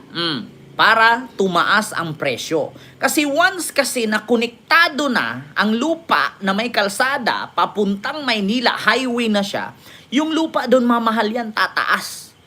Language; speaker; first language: Filipino; native; Filipino